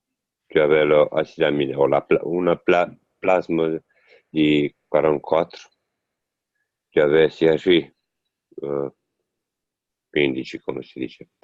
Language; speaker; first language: French; non-native, learner; Italian